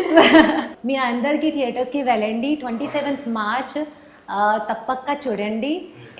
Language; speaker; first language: Telugu; non-native, learner; Hindi